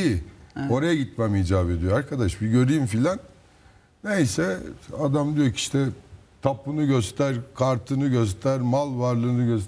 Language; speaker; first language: Turkish; native; Turkish